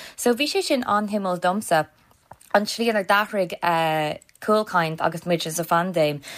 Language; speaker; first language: Irish; non-native, local second language; English